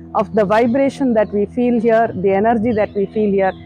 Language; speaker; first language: English; non-native, local second language; Tamil